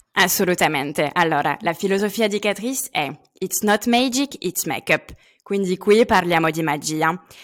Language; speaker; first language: Italian; non-native, fluent; French